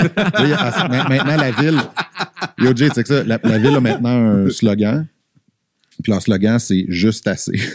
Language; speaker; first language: French; native; French